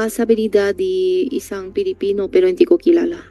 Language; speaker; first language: Filipino; non-native, learner; Chinese